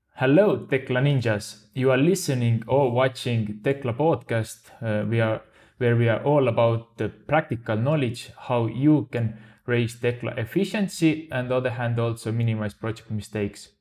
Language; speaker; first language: English; non-native, fluent; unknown